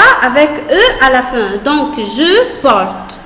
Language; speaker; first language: French; non-native, fluent; Arabic